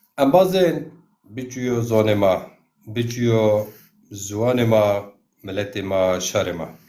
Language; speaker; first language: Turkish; non-native, local second language; Zaza